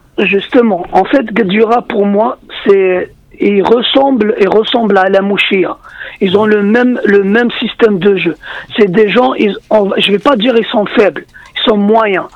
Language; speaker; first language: French; non-native, local second language; Arabic